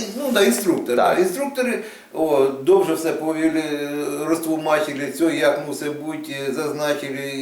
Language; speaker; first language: Polish; non-native, learner; Ukrainian